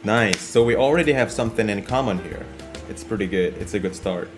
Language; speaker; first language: English; non-native, fluent; Indonesian